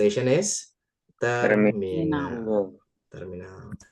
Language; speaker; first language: English; non-native, fluent; Indonesian